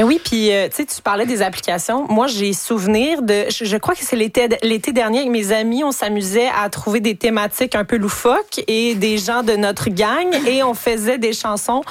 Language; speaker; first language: French; native; French